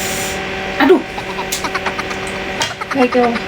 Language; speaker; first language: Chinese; non-native, fluent; Indonesian